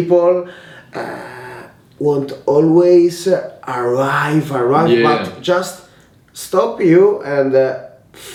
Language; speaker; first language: English; non-native, learner; Italian